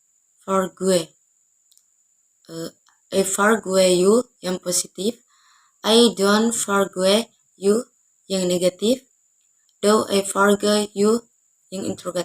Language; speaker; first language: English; non-native, learner; Indonesian